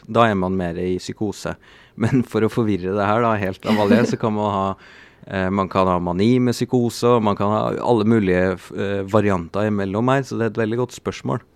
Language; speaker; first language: Norwegian; native; Norwegian